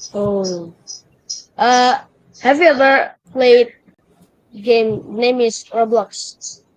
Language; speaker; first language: English; non-native, learner; Indonesian